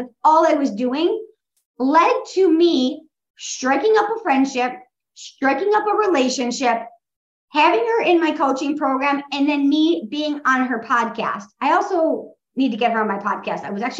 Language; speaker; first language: English; native; English